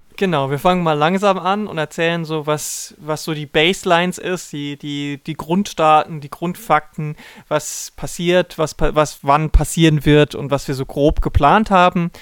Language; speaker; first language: German; native; German